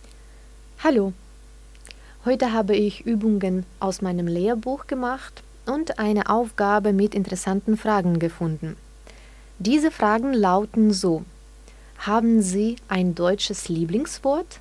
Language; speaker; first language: German; non-native, fluent; Russian